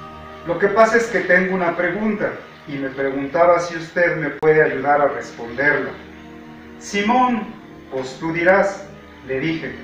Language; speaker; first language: Spanish; native; Spanish